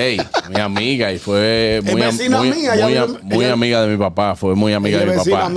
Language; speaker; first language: Spanish; native; Spanish